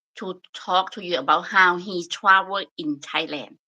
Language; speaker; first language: English; non-native, learner; Thai